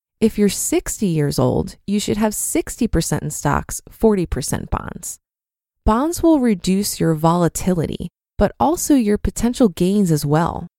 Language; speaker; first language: English; native; English